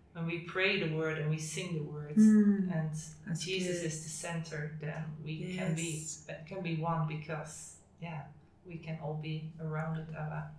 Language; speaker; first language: English; non-native, fluent; Dutch